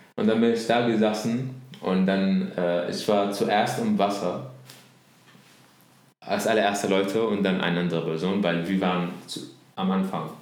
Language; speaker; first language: German; non-native, learner; Arabic